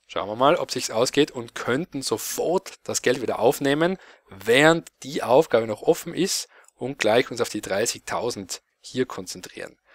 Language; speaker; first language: German; native; German